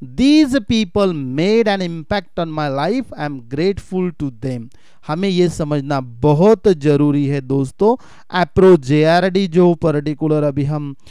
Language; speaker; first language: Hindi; non-native, local second language; Marathi